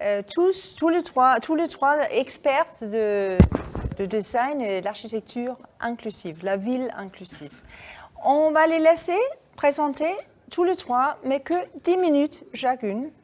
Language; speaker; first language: French; non-native, fluent; Danish